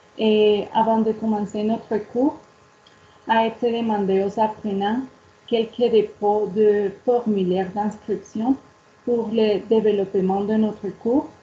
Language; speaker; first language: French; non-native, learner; Spanish